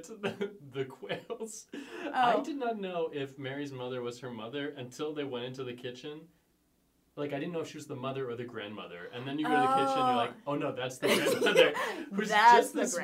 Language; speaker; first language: English; native; English